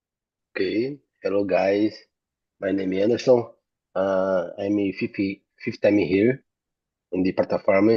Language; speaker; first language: English; non-native, learner; Portuguese